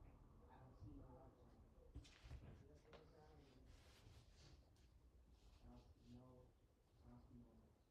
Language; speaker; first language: English; native; English